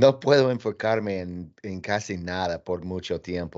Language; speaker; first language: Spanish; non-native, learner; English